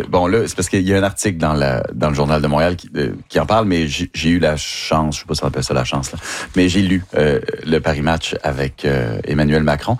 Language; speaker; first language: French; native; French